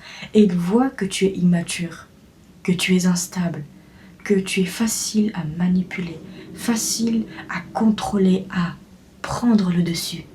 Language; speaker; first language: French; native; French